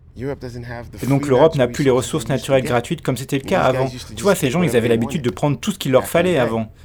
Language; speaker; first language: French; non-native, fluent; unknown